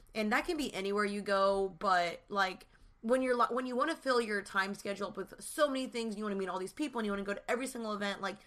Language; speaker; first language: English; native; English